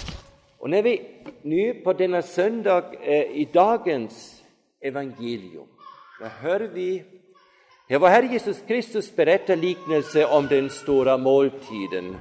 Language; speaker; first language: Swedish; non-native, fluent; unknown